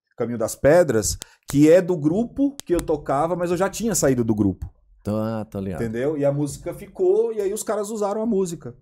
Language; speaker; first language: Portuguese; native; Portuguese